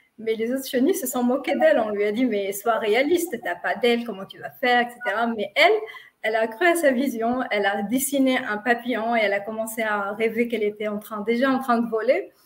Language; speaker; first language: French; non-native, local second language; Arabic